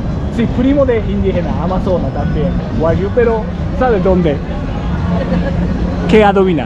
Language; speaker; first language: Spanish; non-native, learner; Japanese